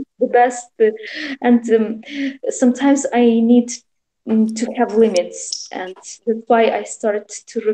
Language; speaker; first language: English; non-native, learner; Russian